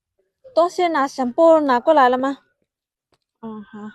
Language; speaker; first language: Chinese; non-native, fluent; Lao